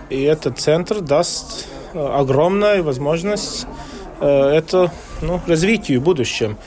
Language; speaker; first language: Russian; non-native, local second language; Latvian